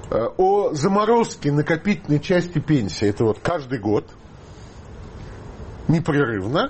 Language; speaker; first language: Russian; native; Russian